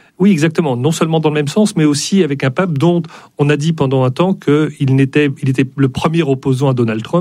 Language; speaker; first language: French; native; French